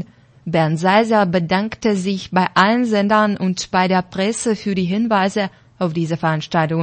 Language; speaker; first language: German; non-native, fluent; Russian